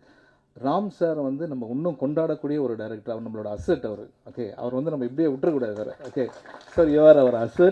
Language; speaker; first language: Tamil; native; Tamil